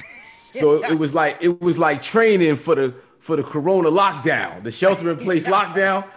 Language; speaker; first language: English; native; English